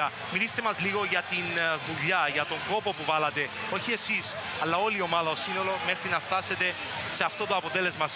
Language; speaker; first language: Greek; native; Greek